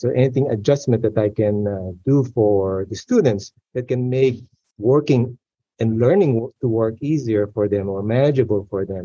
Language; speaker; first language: English; non-native, local second language; Filipino